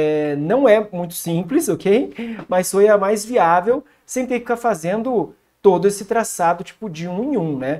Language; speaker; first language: Portuguese; native; Portuguese